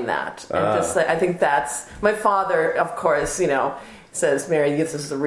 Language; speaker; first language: English; native; English